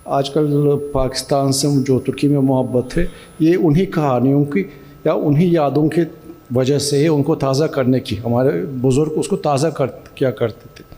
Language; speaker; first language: Urdu; non-native, fluent; Turkish